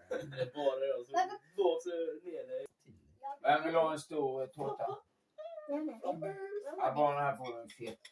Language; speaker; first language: Swedish; non-native, learner; Thai